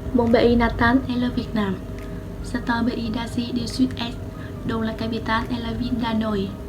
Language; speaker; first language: French; non-native, fluent; Vietnamese